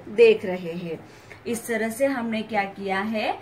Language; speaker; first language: Hindi; non-native, local second language; Marathi